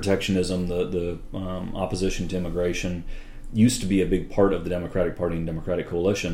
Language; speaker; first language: English; native; English